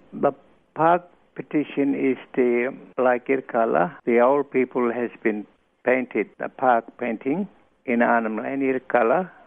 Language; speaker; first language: English; non-native, local second language; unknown